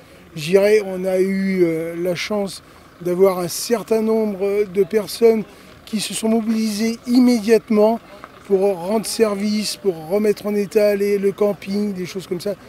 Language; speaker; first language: French; native; French